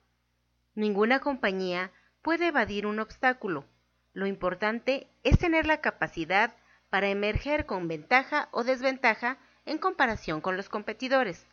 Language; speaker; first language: Spanish; native; Spanish